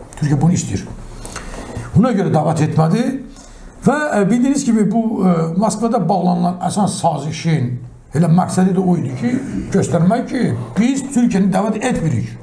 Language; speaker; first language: Azerbaijani; non-native, local second language; Talysh